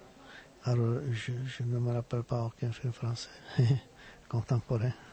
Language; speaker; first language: French; non-native, fluent; Czech